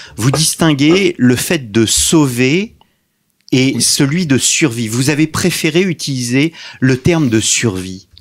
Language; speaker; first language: French; native; French